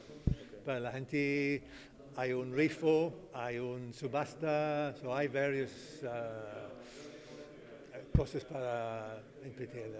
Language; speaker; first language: Spanish; non-native, learner; English